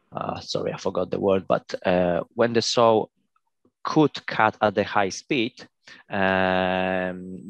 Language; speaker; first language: English; non-native, fluent; Polish